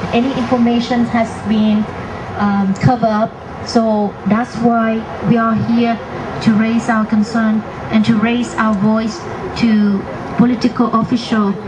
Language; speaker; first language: English; non-native, fluent; Vietnamese